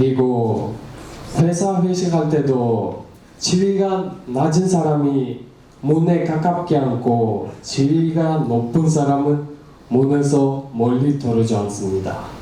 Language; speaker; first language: Korean; non-native, learner; Kyrgyz